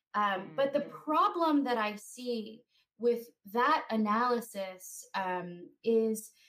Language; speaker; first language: English; native; English